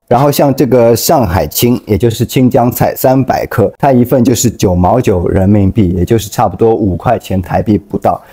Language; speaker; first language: Chinese; native; Chinese